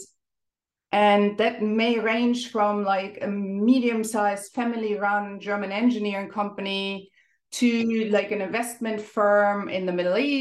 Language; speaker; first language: English; non-native, fluent; German